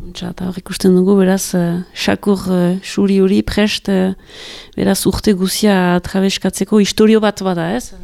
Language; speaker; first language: Basque; native; Basque